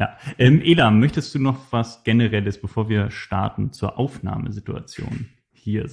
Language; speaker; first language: German; native; German